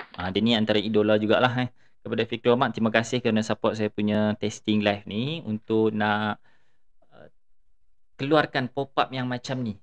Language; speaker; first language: Malay; native; Malay